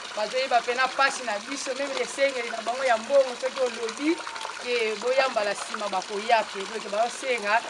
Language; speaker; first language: Lingala; non-native, local second language; Kongo